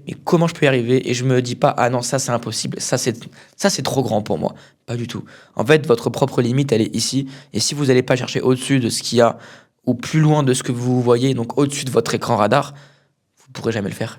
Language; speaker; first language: French; native; French